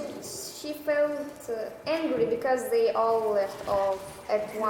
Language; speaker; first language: English; non-native, learner; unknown